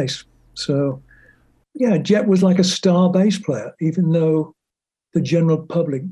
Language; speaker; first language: English; native; English